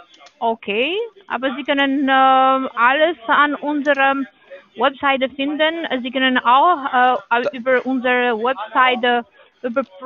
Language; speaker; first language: German; non-native, learner; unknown